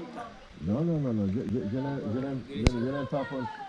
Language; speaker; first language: French; non-native, learner; English